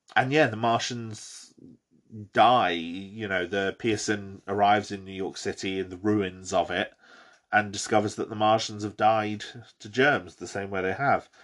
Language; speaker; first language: English; native; English